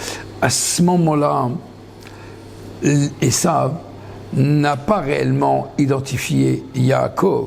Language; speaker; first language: French; native; French